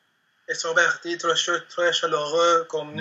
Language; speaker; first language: French; non-native, learner; Spanish